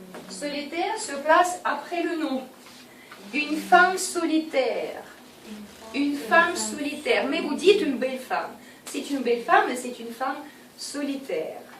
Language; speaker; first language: French; non-native, fluent; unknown